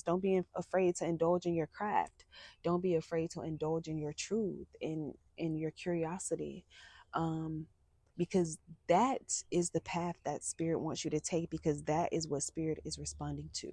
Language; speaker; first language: English; native; English